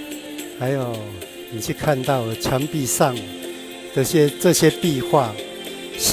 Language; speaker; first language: Chinese; native; Chinese